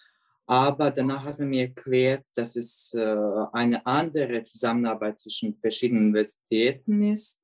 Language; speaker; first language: German; non-native, fluent; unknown